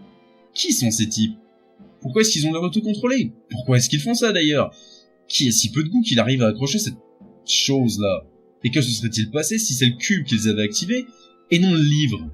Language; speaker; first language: French; native; French